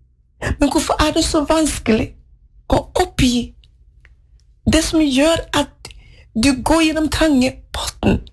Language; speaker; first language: Norwegian; non-native, fluent; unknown